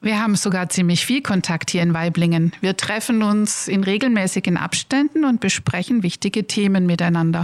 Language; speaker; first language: German; native; German